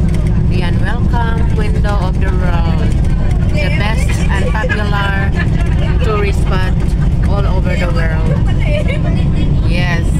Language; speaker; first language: English; non-native, local second language; Filipino